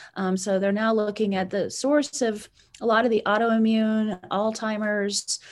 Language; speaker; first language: English; native; English